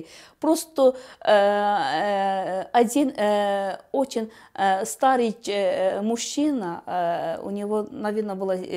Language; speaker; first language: Russian; non-native, learner; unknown